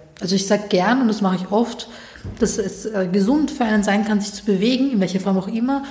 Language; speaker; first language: German; early bilingual, other home language; Bosnian